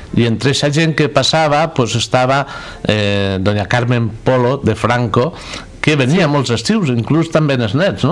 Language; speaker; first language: Spanish; non-native, local second language; Catalan